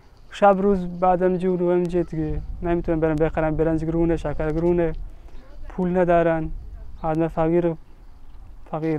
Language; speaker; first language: Persian; non-native, local second language; Baluchi